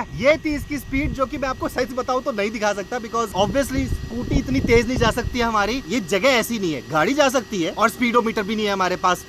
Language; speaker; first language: Hindi; native; Hindi